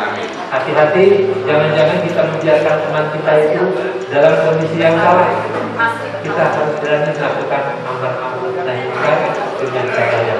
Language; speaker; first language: Indonesian; non-native, local second language; Sundanese